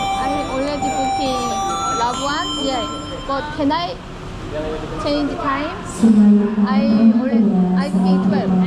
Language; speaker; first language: English; non-native, learner; Korean